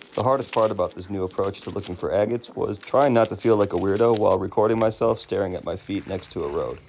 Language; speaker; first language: English; native; English